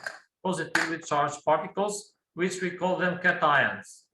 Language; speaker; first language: English; non-native, fluent; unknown